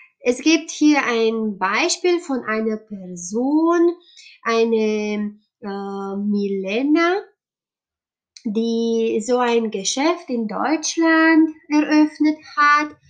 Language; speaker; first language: German; non-native, learner; Romanian